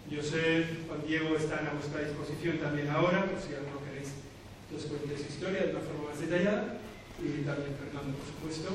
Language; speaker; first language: Spanish; native; Spanish